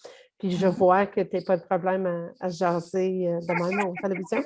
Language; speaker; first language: French; native; French